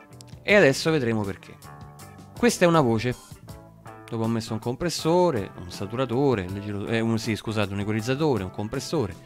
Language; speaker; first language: Italian; native; Italian